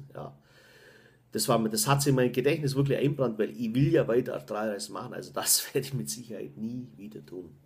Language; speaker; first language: German; native; German